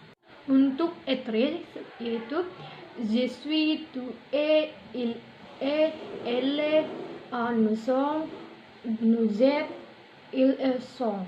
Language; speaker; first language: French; non-native, learner; Indonesian